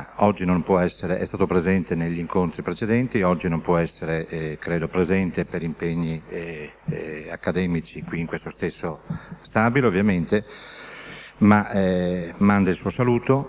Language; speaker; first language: Italian; native; Italian